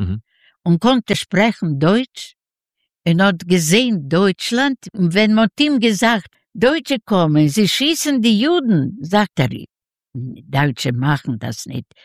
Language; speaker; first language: German; non-native, learner; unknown